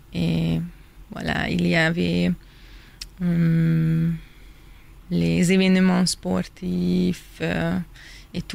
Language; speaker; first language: French; non-native, fluent; Hungarian